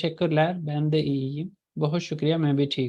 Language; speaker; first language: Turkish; non-native, fluent; Urdu